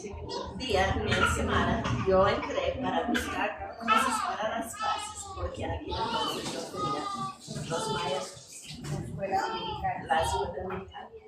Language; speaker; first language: Spanish; non-native, fluent; English